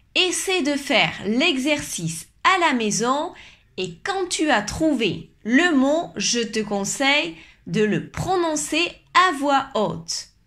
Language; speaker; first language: French; native; French